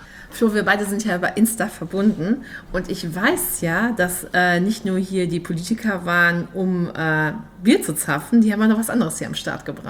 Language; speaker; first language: German; native; German